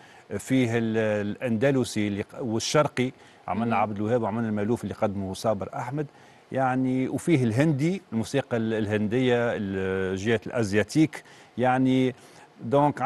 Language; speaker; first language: Arabic; native; Arabic